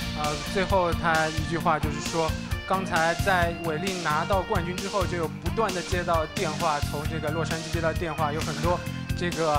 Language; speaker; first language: Chinese; native; Chinese